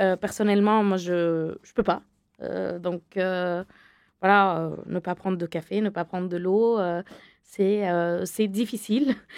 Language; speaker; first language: French; non-native, fluent; Arabic